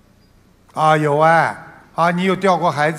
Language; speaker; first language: Chinese; non-native, local second language; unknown